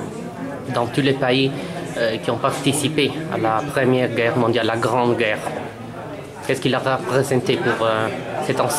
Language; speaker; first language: French; non-native, fluent; Italian